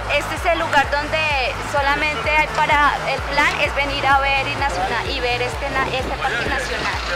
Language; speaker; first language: Spanish; native; Spanish